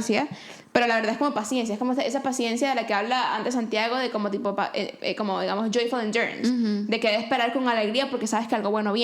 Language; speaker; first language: Spanish; native; Spanish